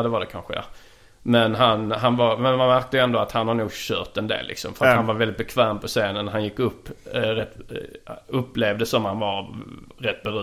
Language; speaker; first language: Swedish; native; Swedish